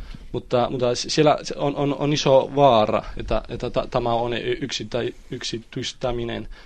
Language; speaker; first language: Finnish; non-native, learner; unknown